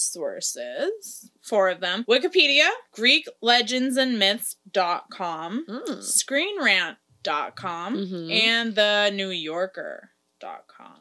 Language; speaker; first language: English; native; English